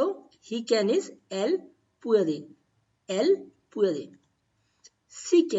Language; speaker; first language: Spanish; non-native, fluent; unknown